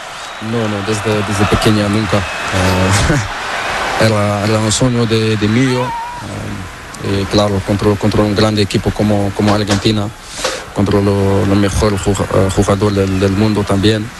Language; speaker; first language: Spanish; non-native, learner; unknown